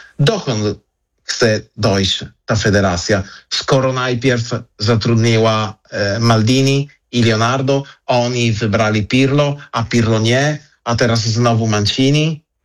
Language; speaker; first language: Polish; non-native, fluent; Italian